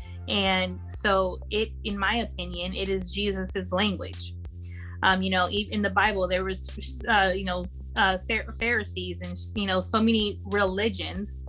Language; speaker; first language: English; early bilingual, other home language; Spanish